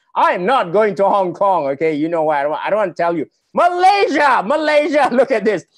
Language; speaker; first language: English; non-native, local second language; Malay